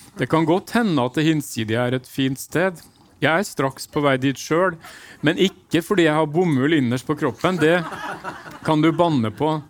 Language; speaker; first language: Norwegian; native; Norwegian